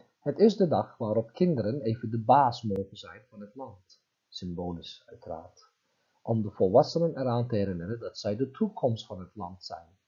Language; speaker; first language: Dutch; non-native, fluent; Turkish